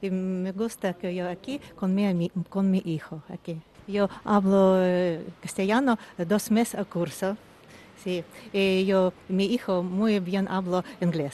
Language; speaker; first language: Spanish; non-native, learner; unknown